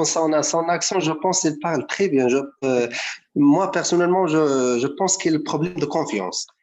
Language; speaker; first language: French; non-native, learner; Arabic